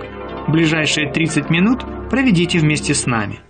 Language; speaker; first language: Russian; native; Russian